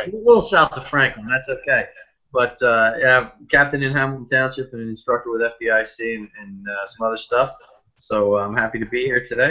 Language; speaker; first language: English; native; English